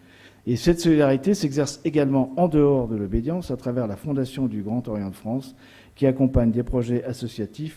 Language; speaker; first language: French; native; French